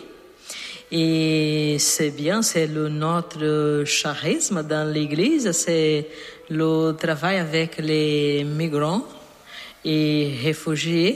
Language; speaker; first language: French; non-native, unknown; Portuguese